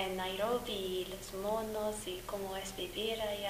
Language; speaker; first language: Spanish; non-native, fluent; English